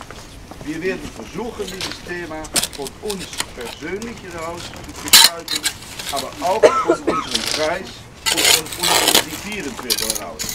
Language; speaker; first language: German; non-native, fluent; Dutch